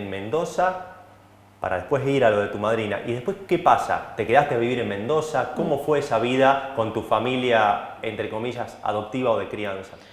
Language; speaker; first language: Spanish; native; Spanish